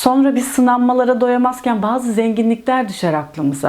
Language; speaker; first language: Turkish; native; Turkish